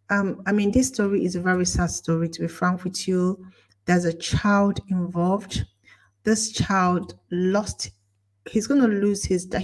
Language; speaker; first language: English; non-native, local second language; Igbo